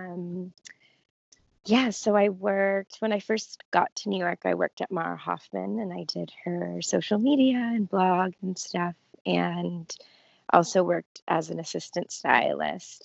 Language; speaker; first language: English; native; English